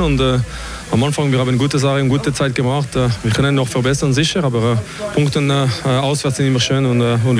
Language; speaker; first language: German; non-native, local second language; French